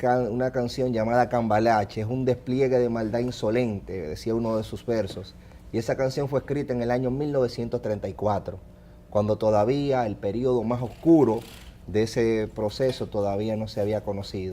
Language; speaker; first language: Spanish; native; Spanish